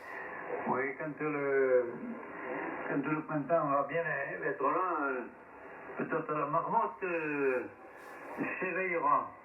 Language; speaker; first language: French; native; French